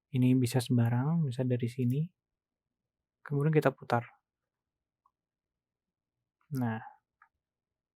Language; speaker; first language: Indonesian; native; Indonesian